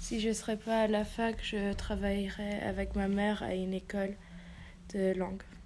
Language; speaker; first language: French; non-native, learner; English